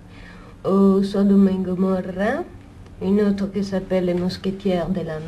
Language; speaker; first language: French; non-native, fluent; Italian